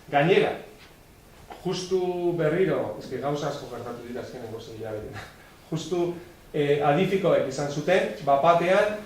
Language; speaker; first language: Basque; non-native, local second language; Spanish